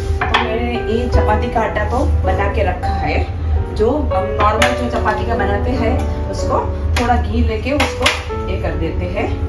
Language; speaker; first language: Hindi; non-native, local second language; Gujarati